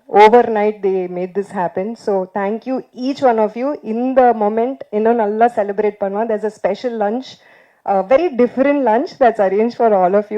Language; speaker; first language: English; non-native, local second language; Tamil